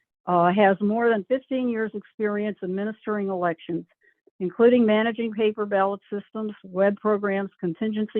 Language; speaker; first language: English; native; English